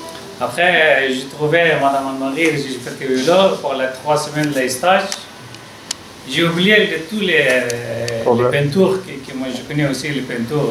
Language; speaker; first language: French; non-native, learner; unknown